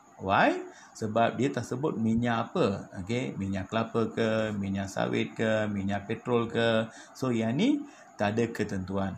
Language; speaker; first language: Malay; non-native, local second language; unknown